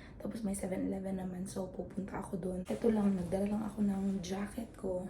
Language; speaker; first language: Filipino; non-native, local second language; Cebuano